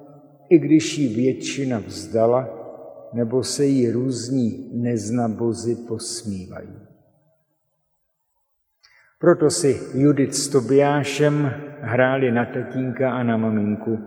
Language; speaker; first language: Czech; native; Czech